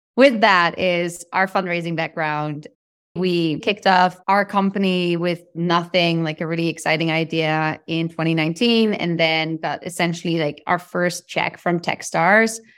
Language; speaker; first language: English; non-native, fluent; Dutch